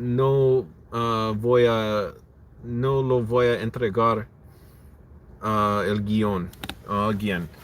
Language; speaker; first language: Spanish; non-native, learner; English